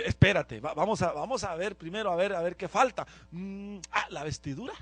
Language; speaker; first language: Spanish; native; Spanish